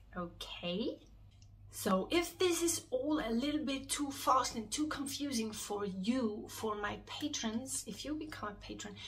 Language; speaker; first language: English; non-native, fluent; Swiss German